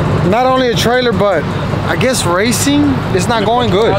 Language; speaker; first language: English; early bilingual, other home language; Spanish